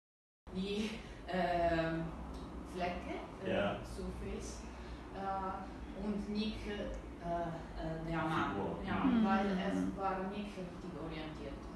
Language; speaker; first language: German; non-native, learner; Italian